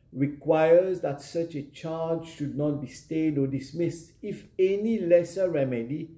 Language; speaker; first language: English; non-native, local second language; Morisyen